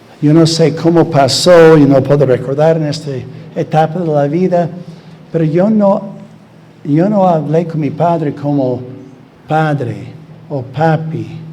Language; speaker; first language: Spanish; non-native, fluent; English